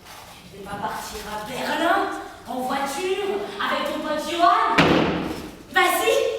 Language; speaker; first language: French; native; French